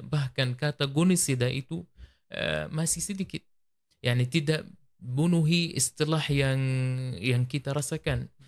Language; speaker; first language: Malay; non-native, learner; Arabic